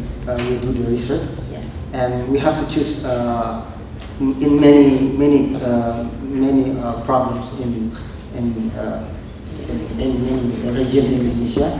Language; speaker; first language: English; non-native, local second language; Indonesian